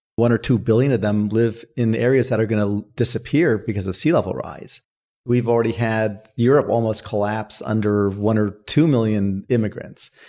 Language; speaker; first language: English; native; English